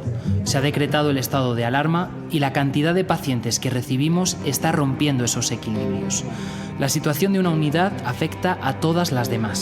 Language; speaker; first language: Spanish; native; Spanish